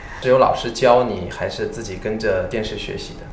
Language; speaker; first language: Chinese; native; Chinese